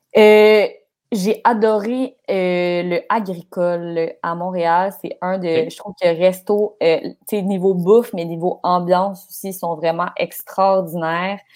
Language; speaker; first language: French; native; French